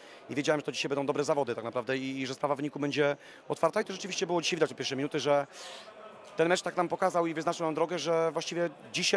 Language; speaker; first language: Polish; native; Polish